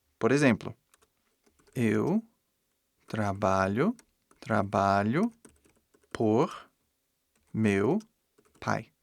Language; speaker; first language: Portuguese; non-native, fluent; English